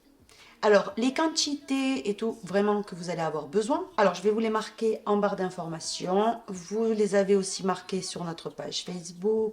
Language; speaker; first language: French; native; French